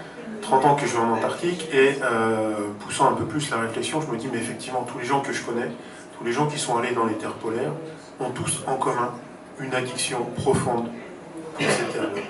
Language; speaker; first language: French; native; French